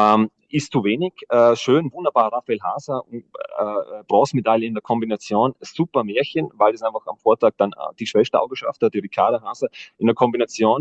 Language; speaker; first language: German; native; German